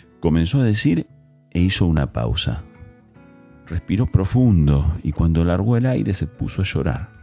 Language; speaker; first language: Spanish; native; Spanish